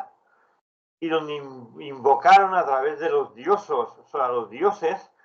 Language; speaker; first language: Spanish; native; Spanish